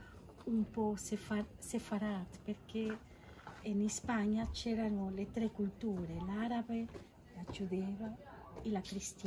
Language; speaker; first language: Italian; non-native, fluent; Catalan